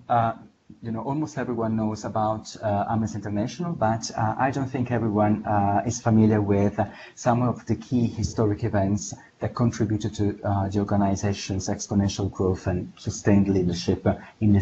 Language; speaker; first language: English; non-native, fluent; Italian